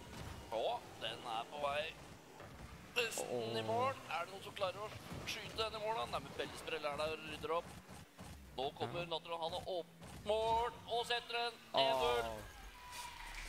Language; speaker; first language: Norwegian; native; Norwegian